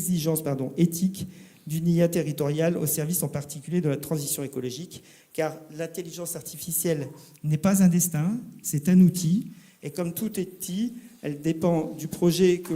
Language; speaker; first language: French; native; French